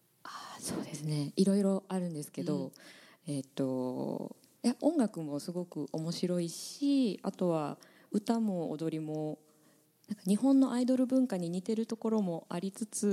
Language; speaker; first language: Japanese; native; Japanese